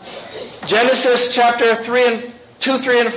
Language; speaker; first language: English; native; English